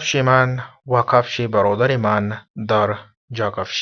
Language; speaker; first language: Persian; non-native, fluent; Urdu